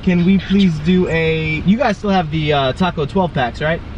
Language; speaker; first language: English; native; English